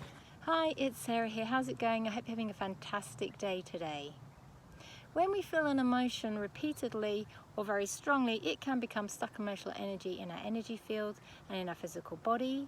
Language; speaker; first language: English; native; English